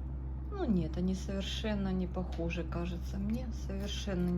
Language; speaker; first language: Russian; native; Russian